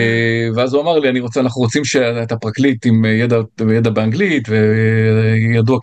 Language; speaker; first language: Hebrew; native; Hebrew